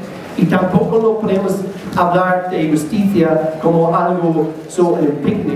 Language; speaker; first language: Spanish; non-native, learner; English